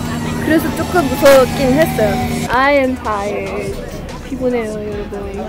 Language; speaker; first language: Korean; non-native, fluent; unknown